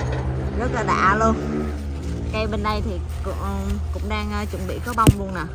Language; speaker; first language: Vietnamese; native; Vietnamese